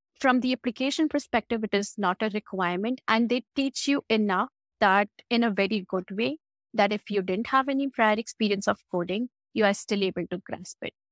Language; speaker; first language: English; non-native, local second language; Hindi